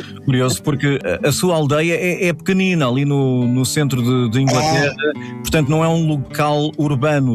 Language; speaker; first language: Portuguese; native; Portuguese